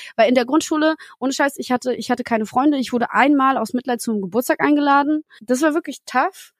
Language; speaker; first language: German; early bilingual, other home language; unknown